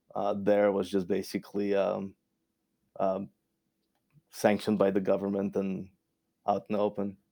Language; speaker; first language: English; early bilingual, other home language; Romanian